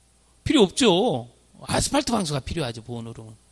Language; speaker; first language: Korean; native; Korean